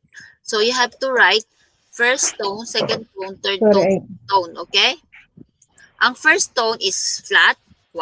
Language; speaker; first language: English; non-native, local second language; Filipino